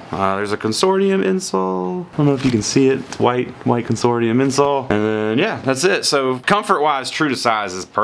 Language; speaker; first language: English; native; English